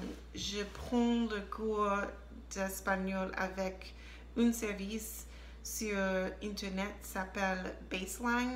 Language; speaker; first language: French; non-native, learner; English